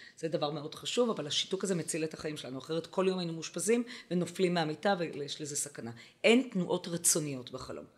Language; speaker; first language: Hebrew; native; Hebrew